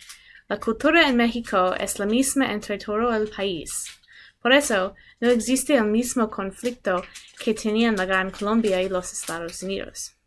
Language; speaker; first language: Spanish; non-native, learner; English